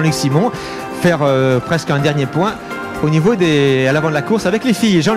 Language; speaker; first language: French; native; French